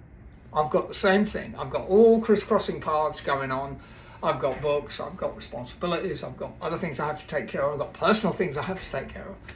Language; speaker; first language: English; native; English